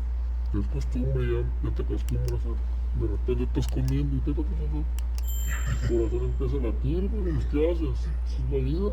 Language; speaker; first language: Spanish; native; Spanish